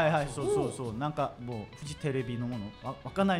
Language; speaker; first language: Japanese; non-native, learner; Korean